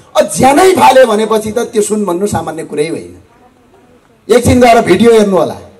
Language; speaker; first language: Nepali; native; Nepali